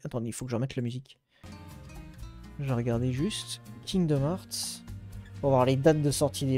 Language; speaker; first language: French; native; French